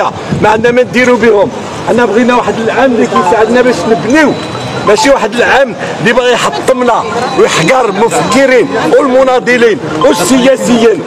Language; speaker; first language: Arabic; native; Arabic